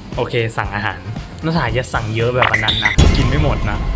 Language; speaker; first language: Thai; native; Thai